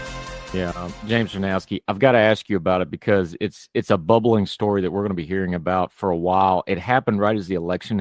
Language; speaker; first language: English; native; English